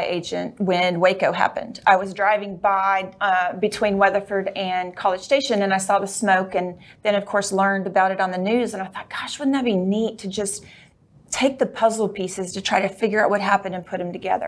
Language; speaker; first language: English; native; English